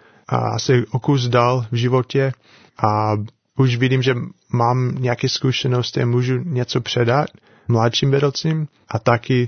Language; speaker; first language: Czech; non-native, learner; English